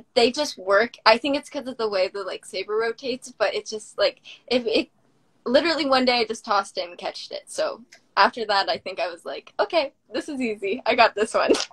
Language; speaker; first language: English; native; English